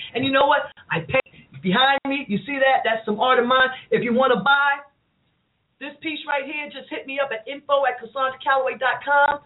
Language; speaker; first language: English; native; English